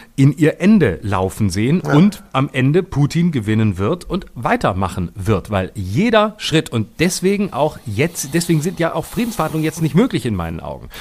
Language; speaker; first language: German; native; German